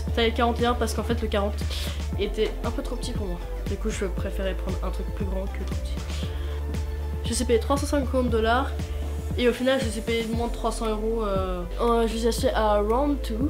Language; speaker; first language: French; native; French